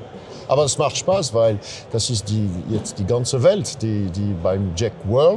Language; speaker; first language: German; non-native, fluent; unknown